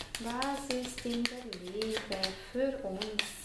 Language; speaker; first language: German; non-native, fluent; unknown